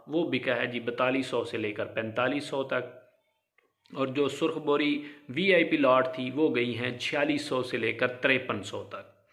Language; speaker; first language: Urdu; non-native, local second language; Punjabi